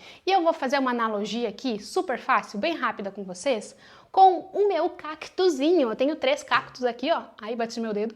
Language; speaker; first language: Portuguese; native; Portuguese